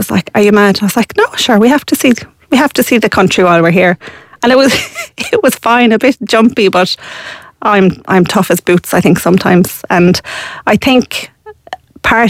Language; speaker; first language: English; native; English